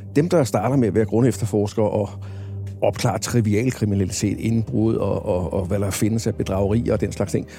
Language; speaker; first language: Danish; native; Danish